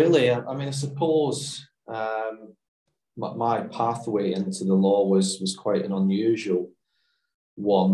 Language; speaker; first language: English; native; English